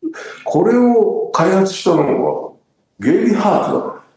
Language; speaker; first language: Japanese; native; Japanese